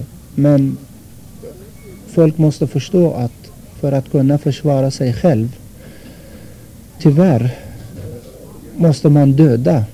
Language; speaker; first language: Swedish; non-native, fluent; Armenian